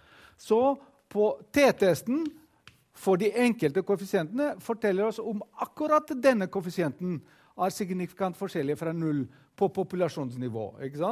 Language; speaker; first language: Norwegian; non-native, fluent; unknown